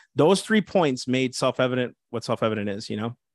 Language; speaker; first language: English; early bilingual, other home language; Spanish